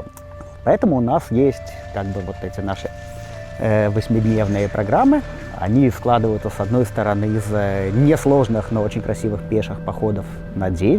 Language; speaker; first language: Russian; native; Russian